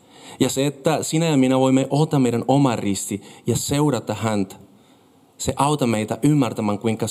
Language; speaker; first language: Finnish; non-native, fluent; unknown